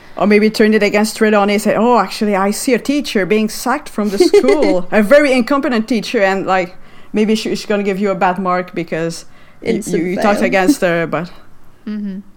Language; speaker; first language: English; non-native, fluent; French